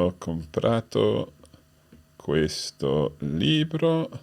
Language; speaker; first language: Italian; non-native, fluent; English